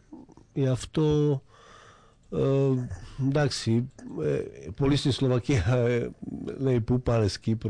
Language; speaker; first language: Greek; non-native, fluent; Slovak